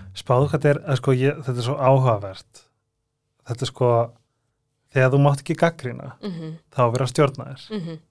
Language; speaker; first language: Icelandic; native; Icelandic